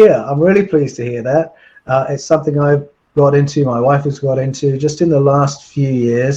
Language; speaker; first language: English; native; English